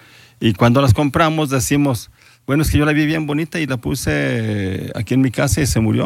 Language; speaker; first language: Spanish; native; Spanish